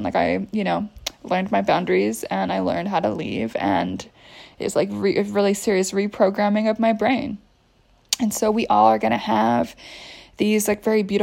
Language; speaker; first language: English; native; English